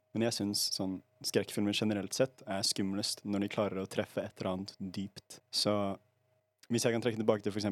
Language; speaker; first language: Norwegian; native; Norwegian